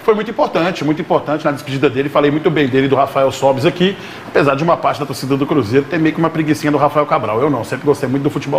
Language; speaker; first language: Portuguese; native; Portuguese